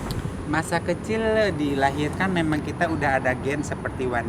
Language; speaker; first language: Indonesian; native; Indonesian